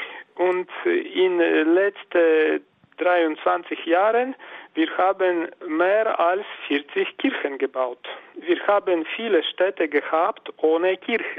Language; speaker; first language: German; non-native, fluent; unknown